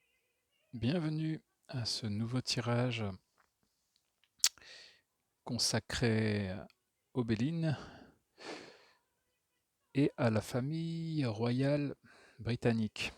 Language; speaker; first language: French; native; French